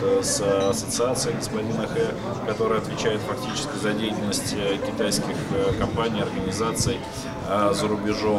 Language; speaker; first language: Russian; native; Russian